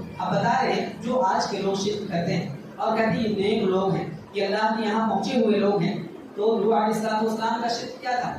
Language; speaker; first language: Urdu; native; Urdu